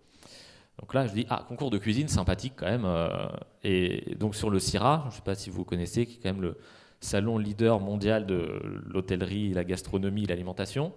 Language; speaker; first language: French; native; French